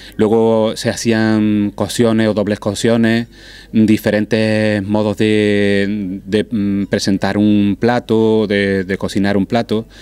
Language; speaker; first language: Spanish; native; Spanish